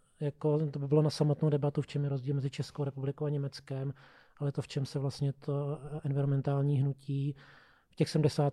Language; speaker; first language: Czech; native; Czech